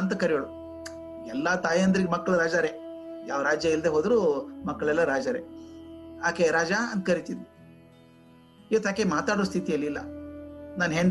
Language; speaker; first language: Kannada; non-native, local second language; Marathi